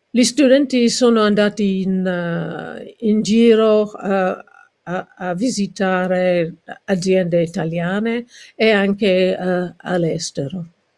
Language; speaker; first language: Italian; non-native, learner; English